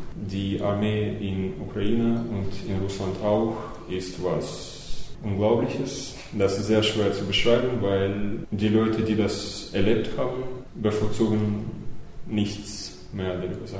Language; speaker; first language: German; early bilingual, other home language; Russian